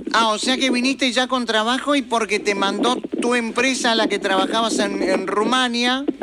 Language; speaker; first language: Spanish; native; Spanish